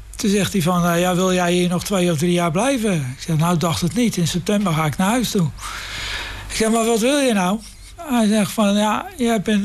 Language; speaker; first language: Dutch; native; Dutch